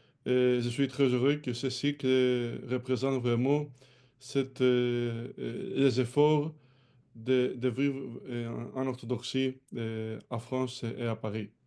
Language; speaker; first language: French; non-native, fluent; Greek